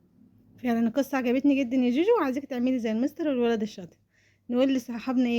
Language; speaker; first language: Arabic; native; Arabic